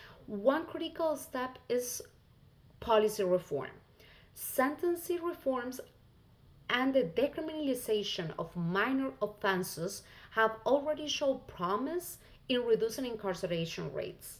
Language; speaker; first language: English; non-native, fluent; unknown